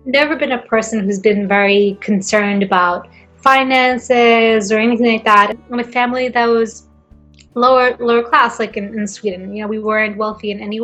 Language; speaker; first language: English; non-native, fluent; Swedish